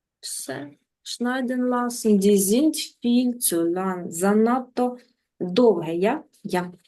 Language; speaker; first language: German; non-native, fluent; Ukrainian